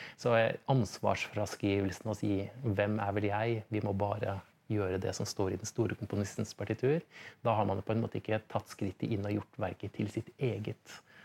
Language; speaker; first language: Norwegian; native; Norwegian